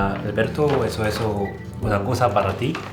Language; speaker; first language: Spanish; non-native, learner; Korean